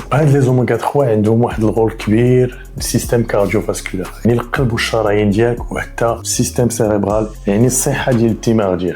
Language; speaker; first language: Arabic; native; Arabic